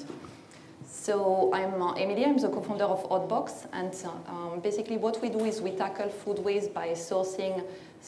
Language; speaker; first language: English; non-native, fluent; French